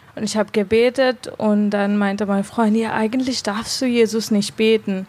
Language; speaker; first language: German; non-native, fluent; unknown